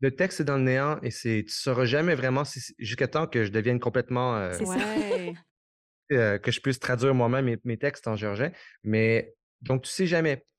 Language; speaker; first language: French; native; French